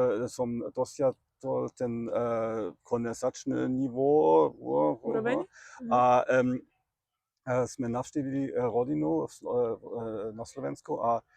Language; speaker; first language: Slovak; non-native, learner; German